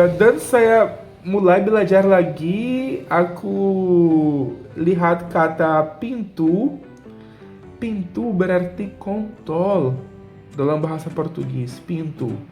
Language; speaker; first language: Indonesian; non-native, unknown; Portuguese